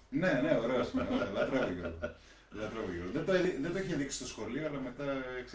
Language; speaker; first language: Greek; native; Greek